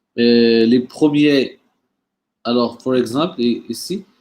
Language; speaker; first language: French; non-native, local second language; Arabic